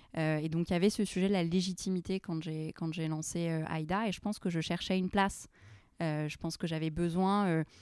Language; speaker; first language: French; early bilingual, other home language; Arabic